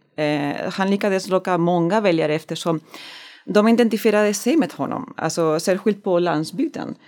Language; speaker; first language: Swedish; non-native, learner; Spanish